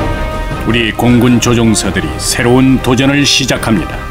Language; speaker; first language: Korean; native; Korean